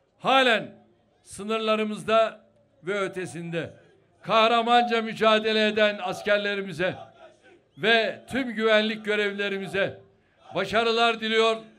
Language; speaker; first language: Turkish; native; Turkish